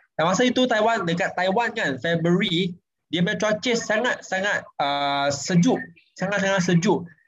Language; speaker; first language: Malay; non-native, local second language; Chinese